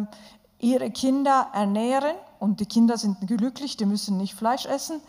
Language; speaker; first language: German; non-native, fluent; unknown